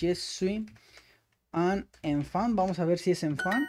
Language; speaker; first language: French; non-native, learner; Spanish